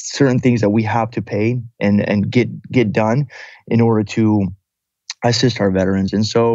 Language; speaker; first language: English; early bilingual, other home language; Russian